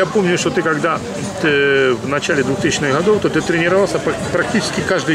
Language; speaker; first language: Russian; native; Russian